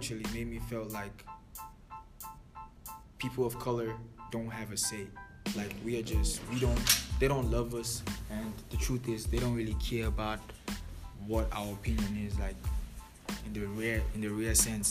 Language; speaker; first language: English; non-native, local second language; Igbo